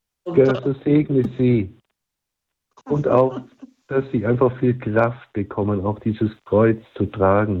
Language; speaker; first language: German; native; German